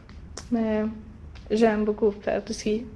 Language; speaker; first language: French; non-native, learner; Swedish